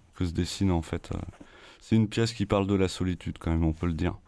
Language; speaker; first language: French; native; French